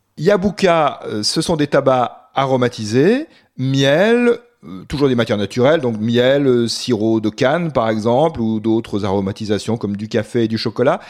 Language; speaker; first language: French; native; French